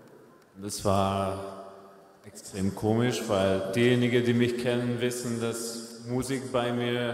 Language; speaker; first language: German; non-native, fluent; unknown